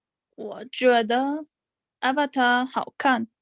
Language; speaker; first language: Chinese; non-native, learner; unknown